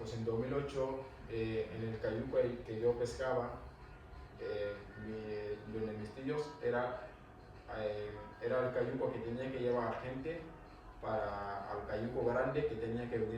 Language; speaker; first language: Spanish; non-native, fluent; Wolof